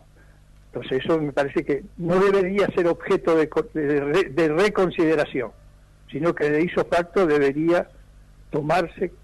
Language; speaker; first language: Spanish; native; Spanish